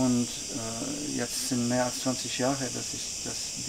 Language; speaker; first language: German; non-native, fluent; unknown